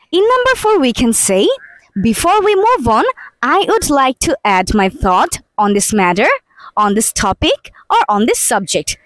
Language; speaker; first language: English; non-native, local second language; Bangla